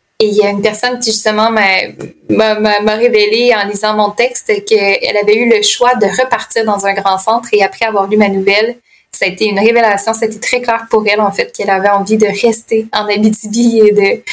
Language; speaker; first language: French; native; French